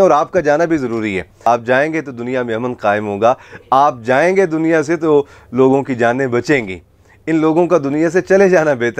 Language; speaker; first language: Urdu; native; Urdu